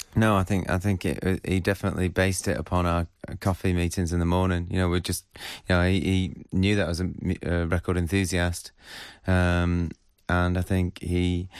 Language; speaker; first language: English; native; English